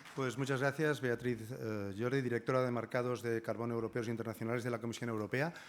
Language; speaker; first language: Spanish; non-native, local second language; Catalan